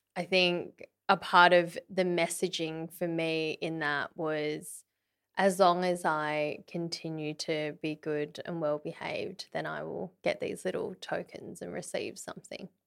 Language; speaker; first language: English; early bilingual, other home language; Vietnamese